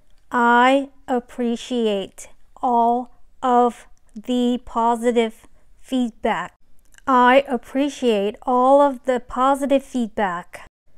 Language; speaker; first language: English; non-native, fluent; Vietnamese